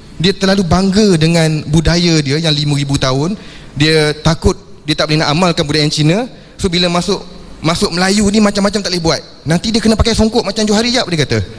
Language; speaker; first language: Malay; non-native, local second language; Chinese